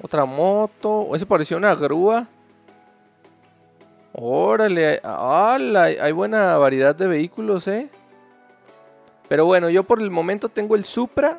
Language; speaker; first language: Spanish; native; Spanish